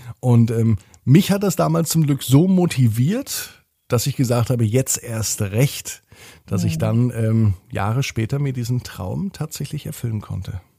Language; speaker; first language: German; native; German